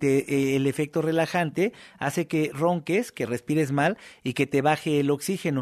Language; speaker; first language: Spanish; native; Spanish